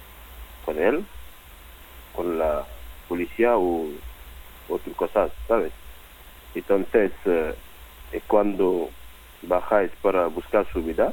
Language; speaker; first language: Spanish; non-native, learner; Wolof